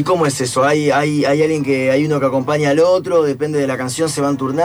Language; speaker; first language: Spanish; native; Spanish